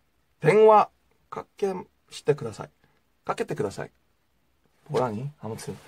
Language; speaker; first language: Japanese; non-native, learner; Korean